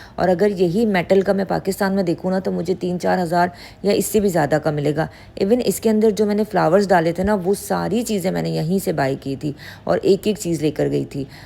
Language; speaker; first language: Urdu; native; Urdu